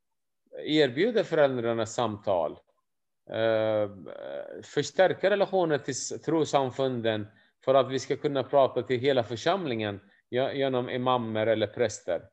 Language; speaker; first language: Swedish; non-native, fluent; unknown